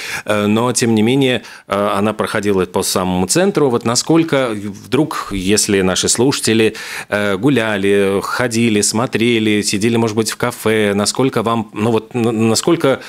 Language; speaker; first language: Russian; native; Russian